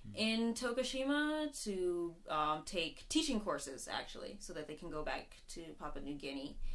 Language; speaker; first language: English; native; English